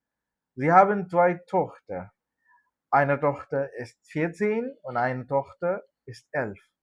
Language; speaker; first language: German; non-native, fluent; Malayalam